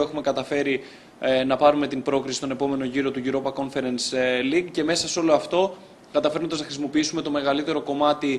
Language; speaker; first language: Greek; native; Greek